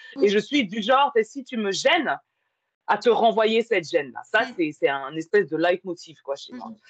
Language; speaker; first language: French; native; French